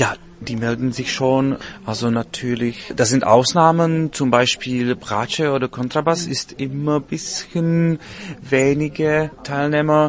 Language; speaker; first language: German; non-native, learner; Czech